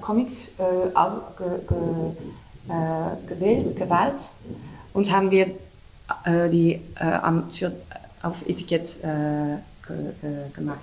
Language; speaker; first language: German; non-native, learner; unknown